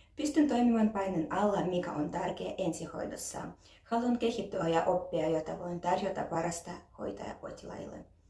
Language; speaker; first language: Finnish; non-native, learner; Ukrainian